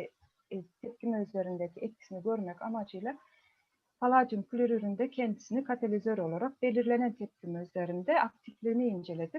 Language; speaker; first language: Turkish; non-native, fluent; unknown